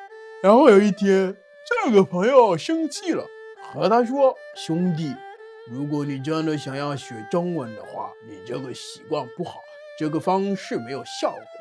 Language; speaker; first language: Chinese; non-native, fluent; French